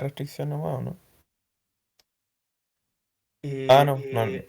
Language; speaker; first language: Spanish; native; Spanish